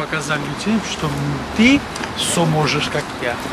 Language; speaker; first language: Russian; non-native, fluent; Mingrelian